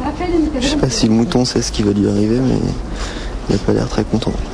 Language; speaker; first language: French; non-native, local second language; Arabic